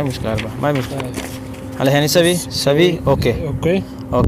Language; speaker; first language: Arabic; non-native, learner; Punjabi